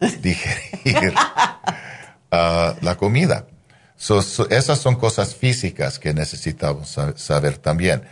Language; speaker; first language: Spanish; non-native, fluent; English